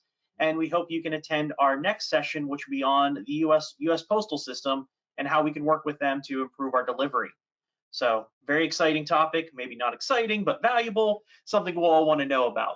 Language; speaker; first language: English; native; English